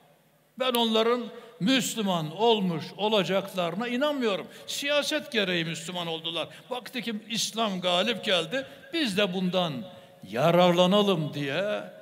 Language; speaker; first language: Turkish; native; Turkish